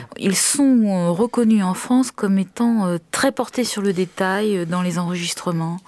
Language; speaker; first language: French; native; French